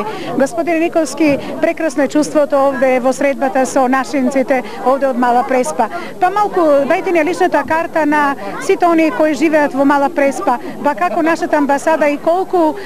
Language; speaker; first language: Macedonian; native; Macedonian